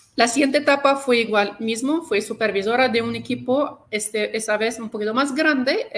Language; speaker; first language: Spanish; non-native, fluent; Arabic